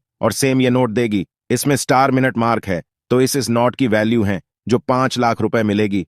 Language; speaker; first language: Hindi; native; Hindi